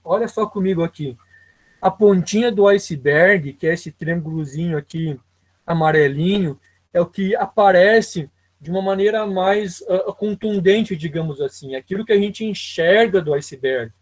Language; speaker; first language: Portuguese; native; Portuguese